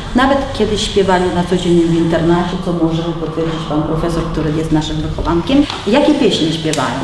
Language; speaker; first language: Polish; non-native, local second language; Ukrainian